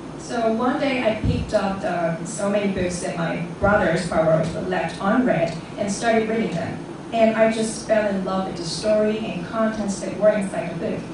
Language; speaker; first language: English; non-native, fluent; Korean